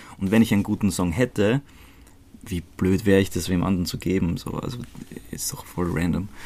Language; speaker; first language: German; early bilingual, other home language; Croatian